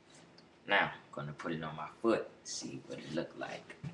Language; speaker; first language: English; native; English